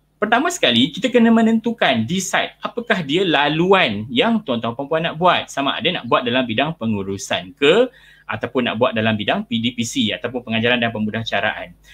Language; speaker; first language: Malay; native; Malay